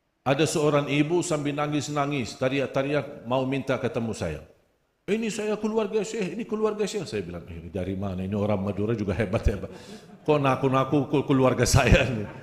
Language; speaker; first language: Malay; non-native, fluent; Arabic